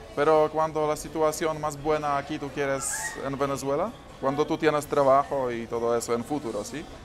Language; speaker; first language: Spanish; non-native, learner; Polish